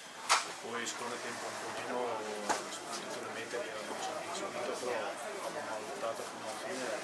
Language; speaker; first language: Italian; non-native, learner; English